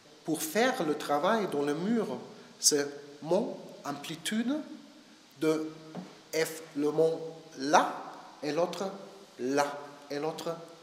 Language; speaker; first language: French; non-native, learner; German